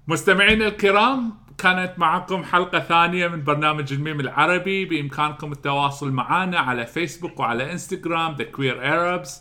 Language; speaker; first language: Arabic; native; Arabic